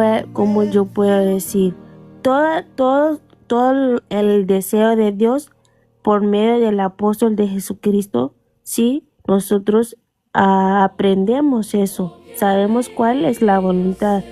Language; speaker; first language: Spanish; non-native, fluent; Portuguese